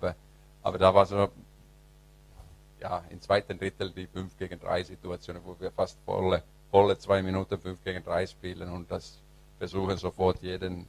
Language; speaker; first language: German; non-native, fluent; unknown